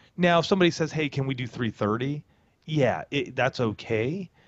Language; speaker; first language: English; native; English